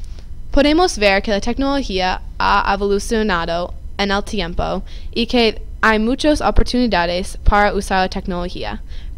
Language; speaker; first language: Spanish; non-native, learner; English